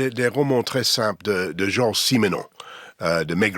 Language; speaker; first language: French; non-native, learner; English